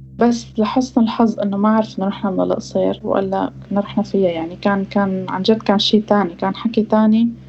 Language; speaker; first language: Arabic; native; Arabic